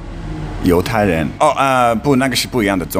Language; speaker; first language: Chinese; non-native, fluent; English